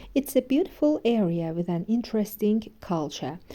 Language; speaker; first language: English; non-native, fluent; Azerbaijani